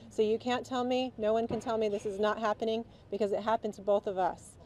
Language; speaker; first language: English; native; English